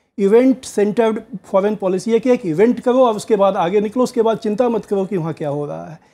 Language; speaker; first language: Hindi; native; Hindi